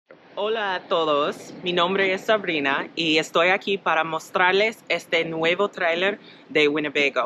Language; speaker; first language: Spanish; non-native, fluent; English